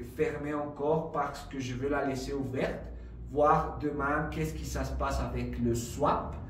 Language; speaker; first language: French; non-native, fluent; Spanish